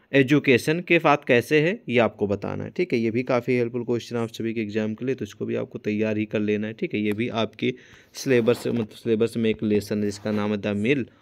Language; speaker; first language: Hindi; native; Hindi